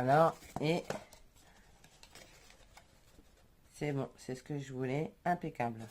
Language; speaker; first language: French; native; French